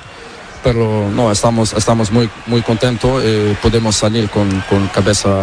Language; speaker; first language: Spanish; non-native, learner; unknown